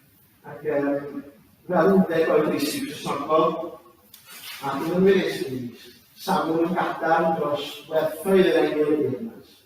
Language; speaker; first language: Welsh; native; Welsh